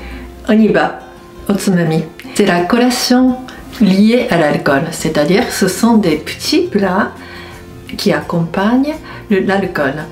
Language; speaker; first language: French; non-native, fluent; Japanese